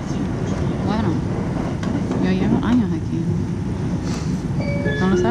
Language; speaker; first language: Spanish; non-native, fluent; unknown